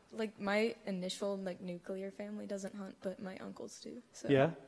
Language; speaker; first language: English; native; English